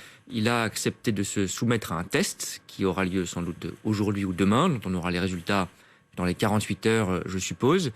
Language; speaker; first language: French; native; French